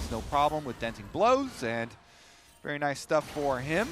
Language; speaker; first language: English; native; English